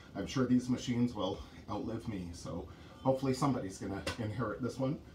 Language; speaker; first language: English; native; English